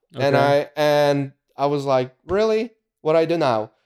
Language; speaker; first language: English; early bilingual, other home language; Ukrainian